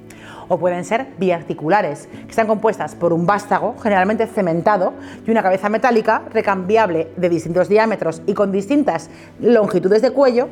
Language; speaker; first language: Spanish; native; Spanish